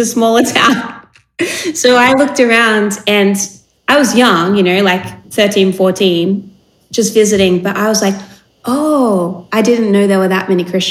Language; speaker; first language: English; native; English